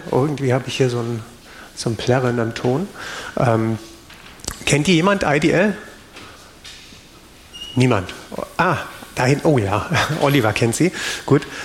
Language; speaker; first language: German; native; German